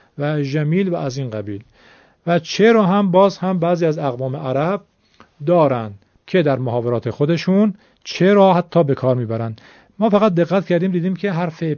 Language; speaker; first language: Persian; native; Persian